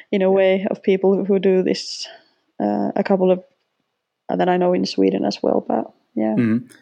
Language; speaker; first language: English; non-native, fluent; Finnish